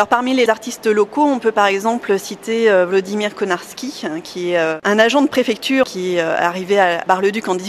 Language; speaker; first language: French; native; French